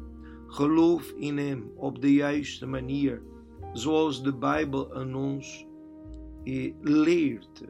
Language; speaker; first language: Dutch; non-native, learner; Portuguese